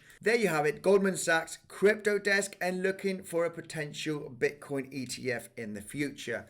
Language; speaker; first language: English; native; English